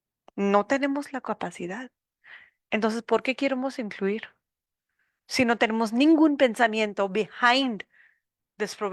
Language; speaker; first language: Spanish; non-native, learner; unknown